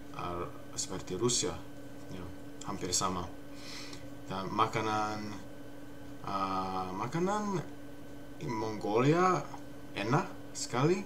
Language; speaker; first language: Indonesian; non-native, learner; English